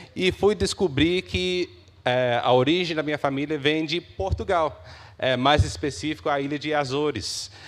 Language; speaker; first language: Portuguese; early bilingual, heritage; English